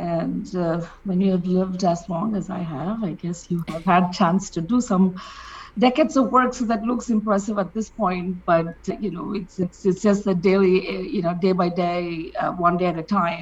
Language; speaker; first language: English; non-native, local second language; Tamil